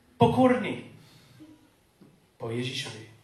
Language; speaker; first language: Czech; non-native, learner; English